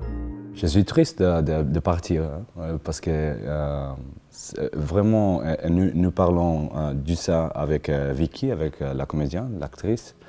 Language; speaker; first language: French; non-native, learner; Spanish